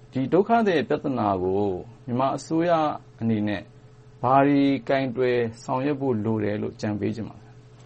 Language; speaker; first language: Burmese; native; Burmese